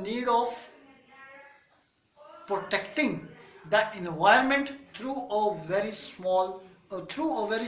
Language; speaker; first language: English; non-native, local second language; Hindi